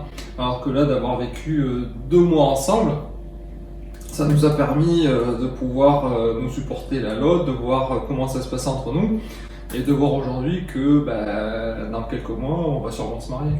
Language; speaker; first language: French; native; French